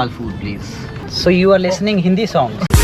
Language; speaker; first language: English; non-native, learner; Urdu